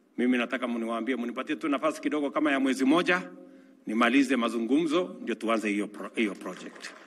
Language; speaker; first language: Swahili; non-native, local second language; Kalenjin